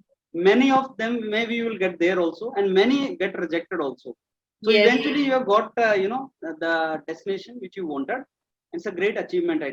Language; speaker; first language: English; non-native, local second language; Hindi